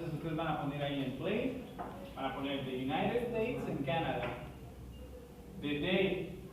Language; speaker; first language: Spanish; native; Spanish